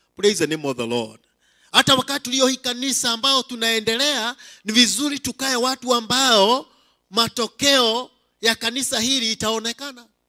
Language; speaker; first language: Swahili; non-native, local second language; Kikuyu